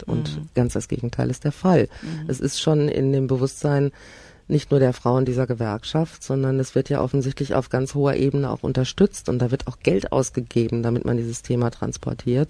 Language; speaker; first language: German; native; German